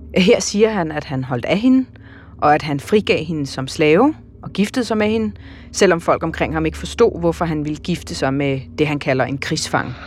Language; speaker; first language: Danish; native; Danish